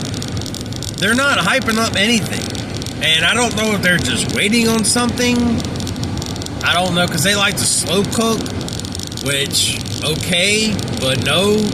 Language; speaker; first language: English; native; English